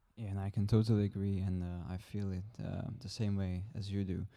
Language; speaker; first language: English; non-native, fluent; Czech